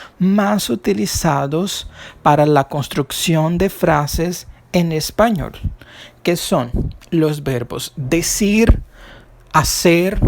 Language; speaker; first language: Spanish; non-native, fluent; Portuguese